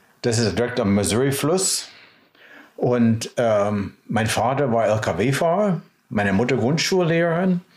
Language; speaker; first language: German; non-native, fluent; English